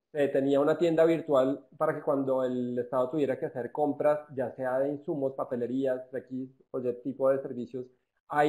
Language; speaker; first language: Spanish; native; Spanish